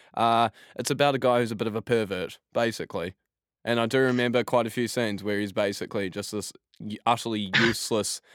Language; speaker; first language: English; native; English